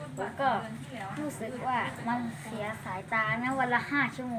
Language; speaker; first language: Thai; native; Thai